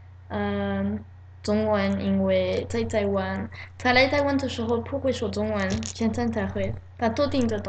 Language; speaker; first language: Chinese; non-native, learner; French